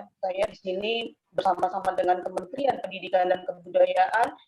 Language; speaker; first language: Indonesian; native; Indonesian